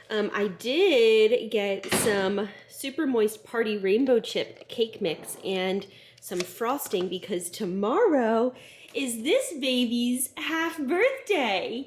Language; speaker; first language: English; native; English